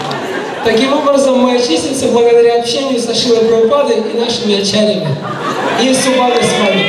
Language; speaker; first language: Russian; native; Russian